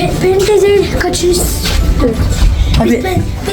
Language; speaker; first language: Turkish; early bilingual, heritage; Turkish